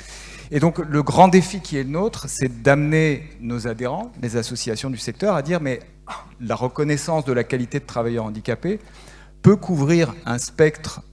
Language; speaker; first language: French; native; French